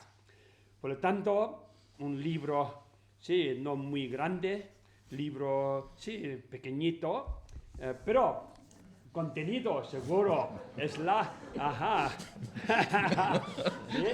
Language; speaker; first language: Spanish; non-native, learner; Tibetan